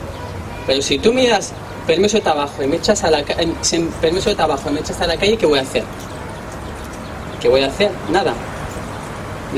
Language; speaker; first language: Spanish; non-native, learner; Arabic